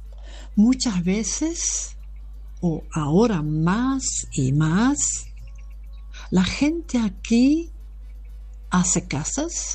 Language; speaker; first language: Spanish; non-native, fluent; German